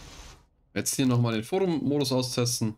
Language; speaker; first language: German; native; German